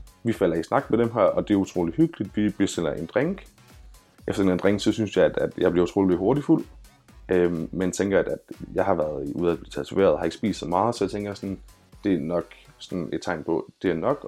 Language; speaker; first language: Danish; native; Danish